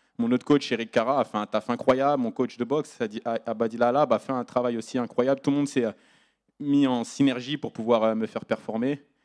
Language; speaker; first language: French; native; French